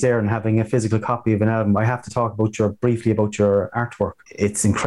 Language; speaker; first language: English; native; English